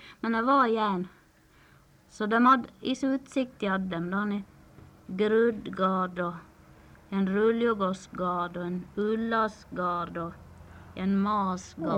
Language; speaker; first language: Swedish; native; Swedish